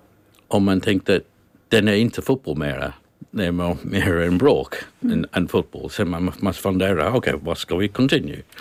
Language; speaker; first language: Swedish; non-native, learner; English